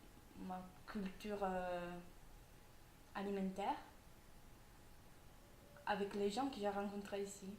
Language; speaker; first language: French; non-native, fluent; Italian